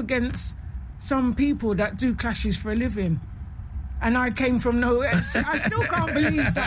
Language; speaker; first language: English; native; English